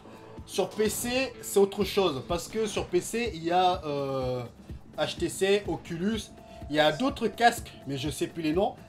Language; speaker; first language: French; native; French